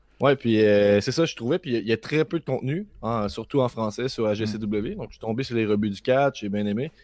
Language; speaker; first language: French; native; French